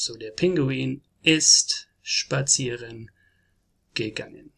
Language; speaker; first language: German; non-native, learner; English